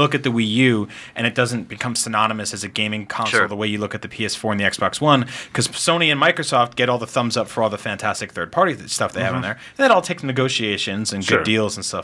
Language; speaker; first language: English; early bilingual, other home language; Italian